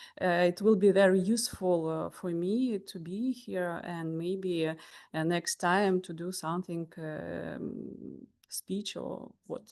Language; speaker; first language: English; non-native, learner; Russian